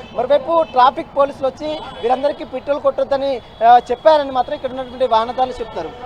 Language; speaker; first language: Telugu; native; Telugu